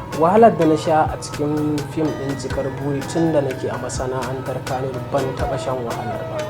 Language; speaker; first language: Hausa; non-native, local second language; Fula